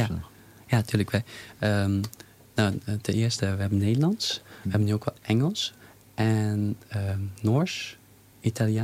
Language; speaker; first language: Dutch; native; Dutch